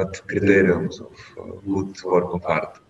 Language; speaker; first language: English; non-native, learner; Russian